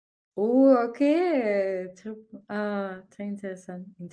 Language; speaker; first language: French; non-native, learner; Spanish